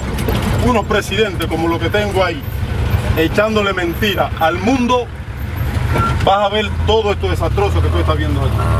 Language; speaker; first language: Spanish; native; Spanish